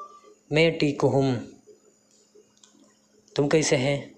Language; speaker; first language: Hindi; non-native, learner; Malayalam